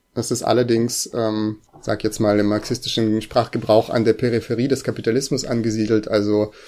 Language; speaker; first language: German; early bilingual, other home language; Russian